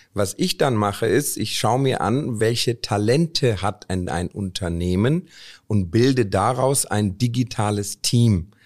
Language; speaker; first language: German; early bilingual, other home language; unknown